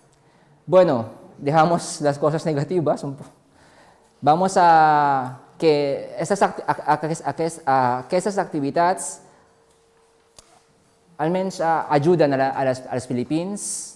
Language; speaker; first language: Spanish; non-native, fluent; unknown